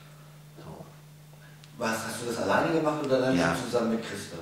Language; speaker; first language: German; native; German